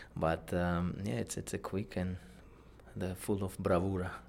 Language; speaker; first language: English; non-native, fluent; Russian